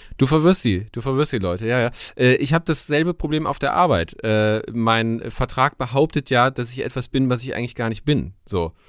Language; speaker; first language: German; native; German